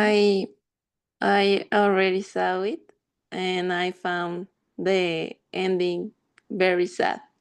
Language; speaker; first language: English; non-native, learner; Spanish